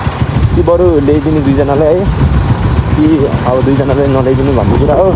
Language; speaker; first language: Nepali; native; Nepali